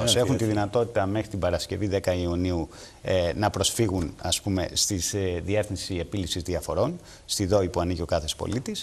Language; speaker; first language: Greek; native; Greek